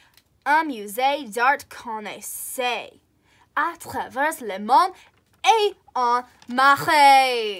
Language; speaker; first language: French; non-native, learner; English